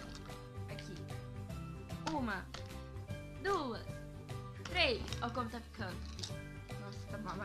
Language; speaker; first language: Portuguese; early bilingual, heritage; Portuguese